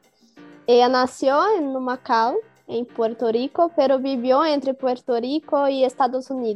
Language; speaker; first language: Spanish; non-native, learner; Portuguese